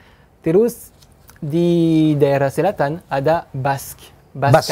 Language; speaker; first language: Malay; non-native, fluent; French